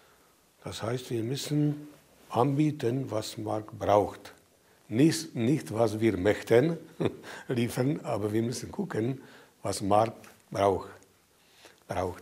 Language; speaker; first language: German; non-native, fluent; Czech